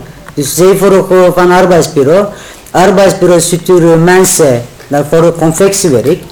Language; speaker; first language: Dutch; non-native, learner; Turkish